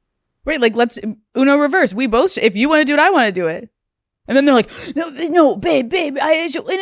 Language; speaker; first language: English; native; English